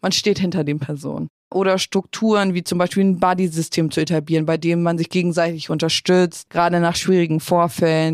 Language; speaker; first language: German; native; German